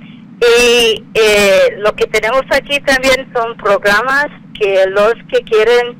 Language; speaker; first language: Spanish; non-native, fluent; English